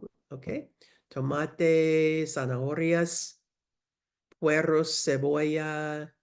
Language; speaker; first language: Spanish; non-native, learner; English